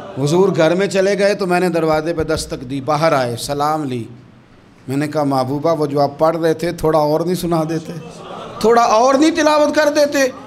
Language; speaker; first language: Urdu; non-native, local second language; Punjabi